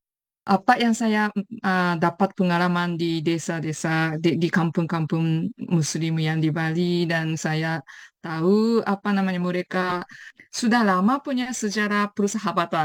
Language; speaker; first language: Indonesian; non-native, fluent; Japanese